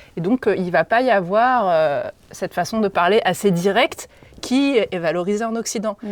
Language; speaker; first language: French; native; French